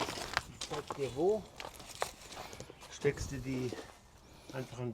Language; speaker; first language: German; native; German